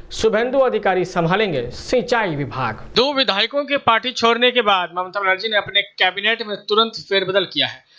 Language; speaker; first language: Hindi; native; Hindi